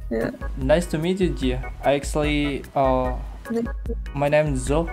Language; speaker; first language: English; non-native, learner; Indonesian